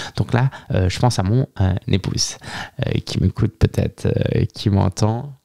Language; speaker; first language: French; early bilingual, other home language; Chinese